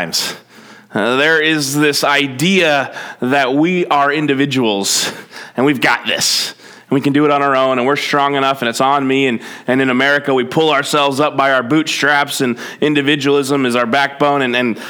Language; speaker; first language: English; native; English